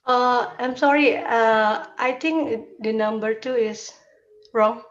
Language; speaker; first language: English; non-native, learner; Indonesian